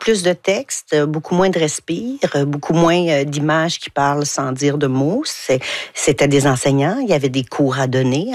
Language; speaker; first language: French; native; French